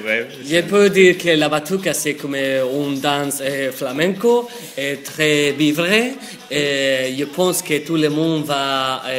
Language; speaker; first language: French; non-native, learner; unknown